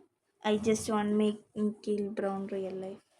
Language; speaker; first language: English; non-native, local second language; Malayalam